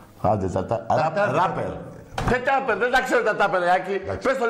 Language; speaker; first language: Greek; native; Greek